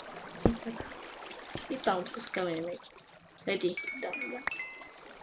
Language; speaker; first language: Bulgarian; native; Bulgarian